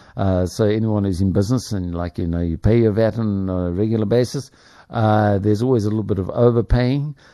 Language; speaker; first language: English; native; English